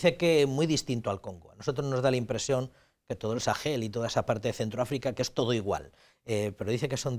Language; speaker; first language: Spanish; native; Spanish